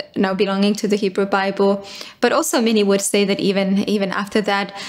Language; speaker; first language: English; non-native, fluent; Finnish